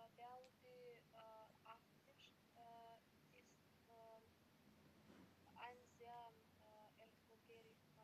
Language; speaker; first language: German; non-native, learner; Macedonian